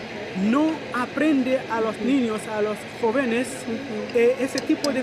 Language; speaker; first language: Spanish; non-native, learner; Haitian Creole